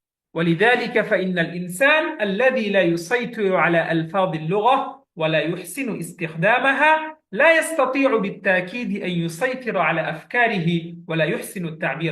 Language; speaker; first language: Arabic; non-native, fluent; Bangla